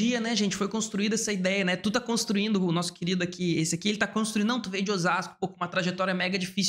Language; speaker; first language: Portuguese; native; Portuguese